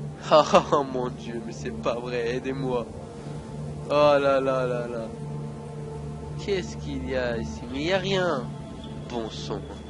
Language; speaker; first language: French; native; French